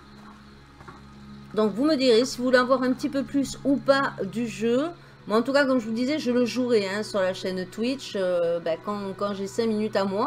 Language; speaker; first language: French; native; French